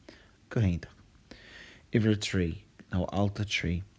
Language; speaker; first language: Irish; non-native, local second language; English